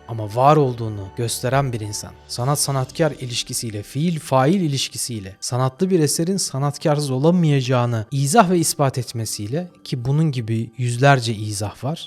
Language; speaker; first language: Turkish; native; Turkish